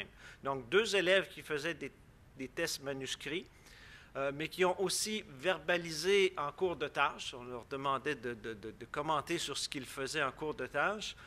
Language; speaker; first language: French; native; French